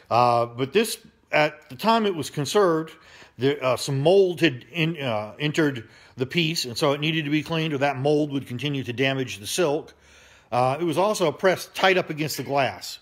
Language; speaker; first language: English; native; English